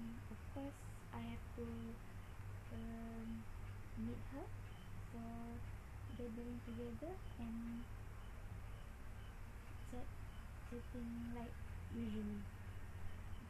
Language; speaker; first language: English; non-native, local second language; Malay